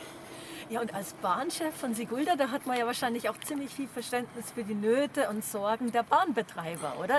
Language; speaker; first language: German; native; German